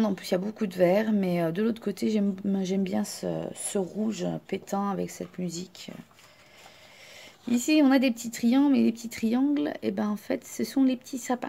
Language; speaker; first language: French; native; French